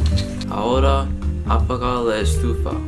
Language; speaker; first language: Spanish; non-native, learner; English